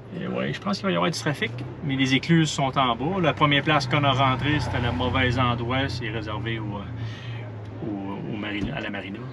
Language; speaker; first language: French; native; French